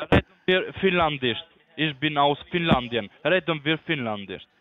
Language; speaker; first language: German; non-native, learner; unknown